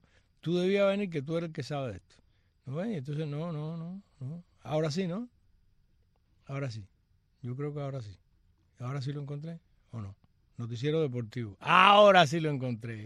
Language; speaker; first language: Spanish; native; Spanish